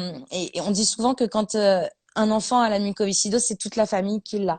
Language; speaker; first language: French; native; French